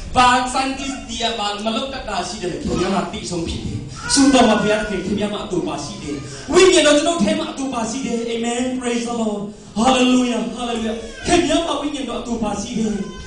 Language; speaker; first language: Burmese; non-native, local second language; Tedim Chin